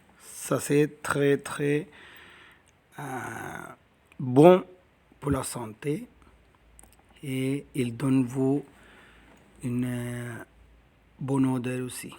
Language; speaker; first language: French; non-native, learner; Tamil